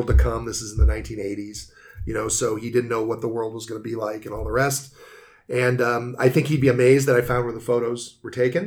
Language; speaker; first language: English; native; English